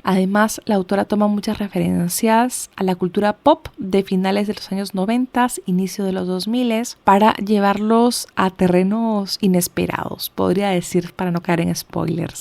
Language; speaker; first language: Spanish; native; Spanish